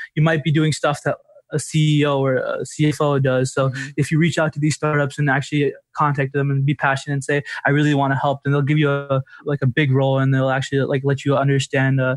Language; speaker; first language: English; native; English